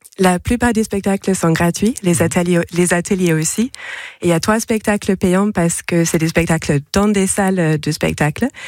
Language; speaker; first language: French; non-native, fluent; English